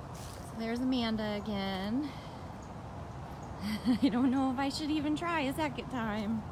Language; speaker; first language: English; native; English